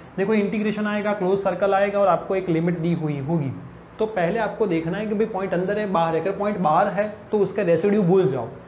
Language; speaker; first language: Hindi; non-native, local second language; Gujarati